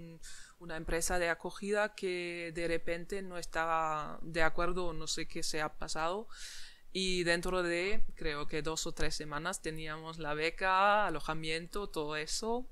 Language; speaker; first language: Spanish; non-native, fluent; German